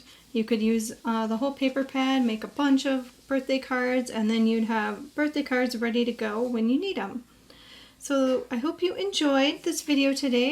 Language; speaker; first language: English; native; English